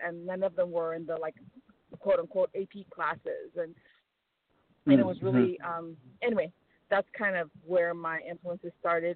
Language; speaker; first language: English; native; English